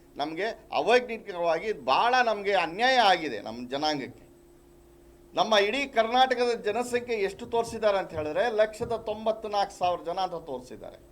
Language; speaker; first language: Kannada; non-native, local second language; Marathi